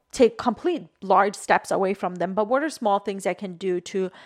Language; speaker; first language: English; non-native, local second language; Bangla